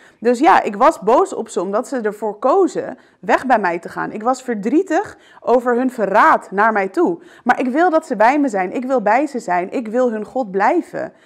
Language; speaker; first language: Dutch; early bilingual, other home language; Arabic